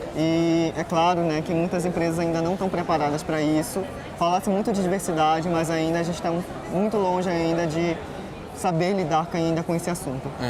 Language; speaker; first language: Portuguese; non-native, local second language; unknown